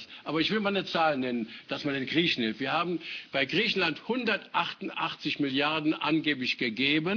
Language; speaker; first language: German; native; German